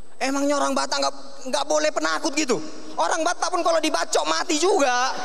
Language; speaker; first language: Indonesian; native; Indonesian